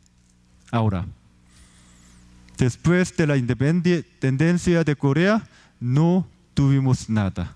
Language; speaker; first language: Spanish; non-native, fluent; Korean